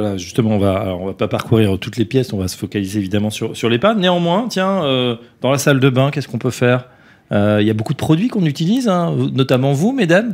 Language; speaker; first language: French; native; French